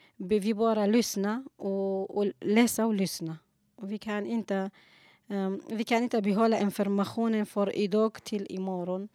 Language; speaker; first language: Swedish; non-native, learner; Kurdish